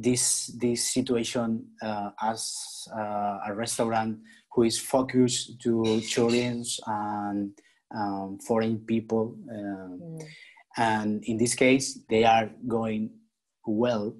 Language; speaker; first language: English; non-native, learner; Spanish